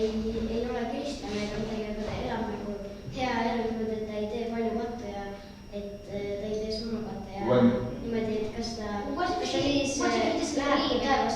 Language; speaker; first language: Estonian; non-native, learner; English